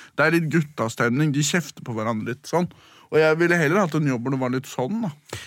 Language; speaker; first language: Norwegian; native; Norwegian